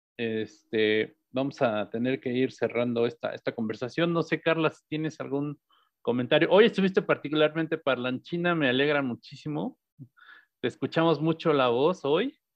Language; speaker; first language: Spanish; native; Spanish